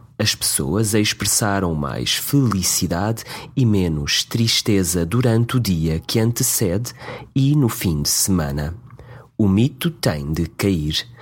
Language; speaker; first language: Portuguese; native; Portuguese